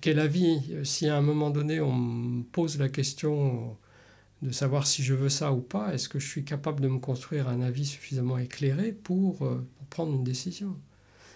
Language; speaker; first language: French; native; French